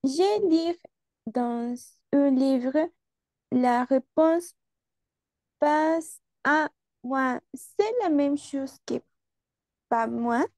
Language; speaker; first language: French; non-native, learner; Spanish